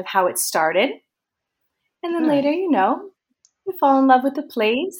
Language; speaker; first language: English; native; English